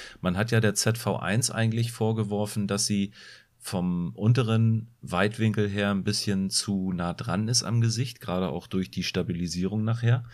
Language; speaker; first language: German; native; German